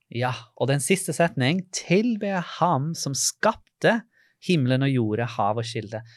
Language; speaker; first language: Norwegian; non-native, fluent; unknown